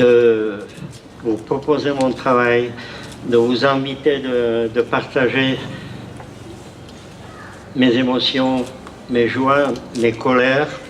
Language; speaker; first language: French; non-native, fluent; Czech